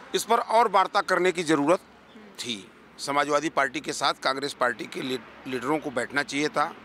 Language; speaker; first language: Hindi; native; Hindi